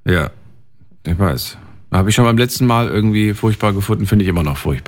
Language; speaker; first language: German; native; German